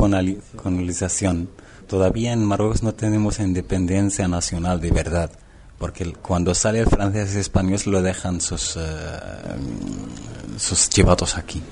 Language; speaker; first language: Spanish; non-native, learner; Arabic